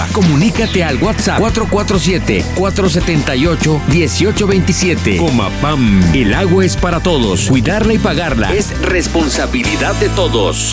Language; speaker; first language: Spanish; native; Spanish